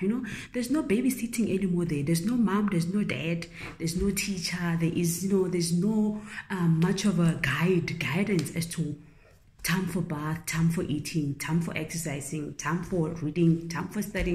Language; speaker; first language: English; non-native, local second language; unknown